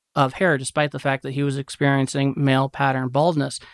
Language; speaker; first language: English; native; English